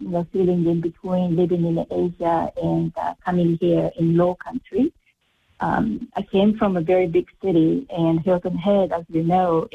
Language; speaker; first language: English; non-native, fluent; Japanese